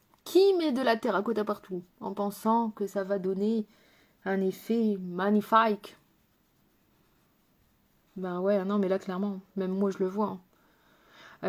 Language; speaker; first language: French; native; French